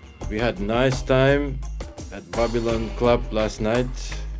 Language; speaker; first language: English; non-native, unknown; Turkish